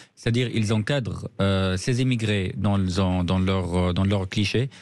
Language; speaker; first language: French; non-native, fluent; Arabic